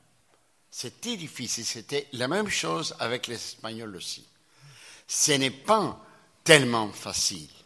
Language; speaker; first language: French; non-native, fluent; Greek